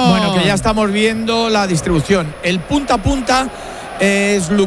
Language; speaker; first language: Spanish; native; Spanish